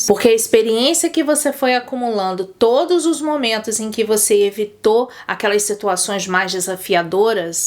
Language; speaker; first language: Portuguese; native; Portuguese